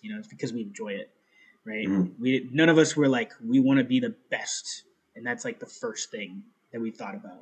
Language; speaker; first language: English; native; English